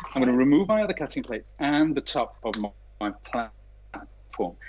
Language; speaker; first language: English; native; English